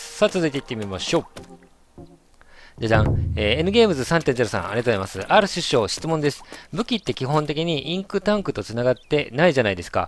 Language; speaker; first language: Japanese; native; Japanese